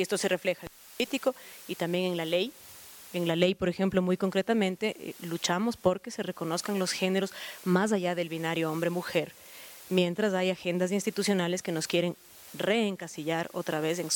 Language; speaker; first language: Spanish; native; Spanish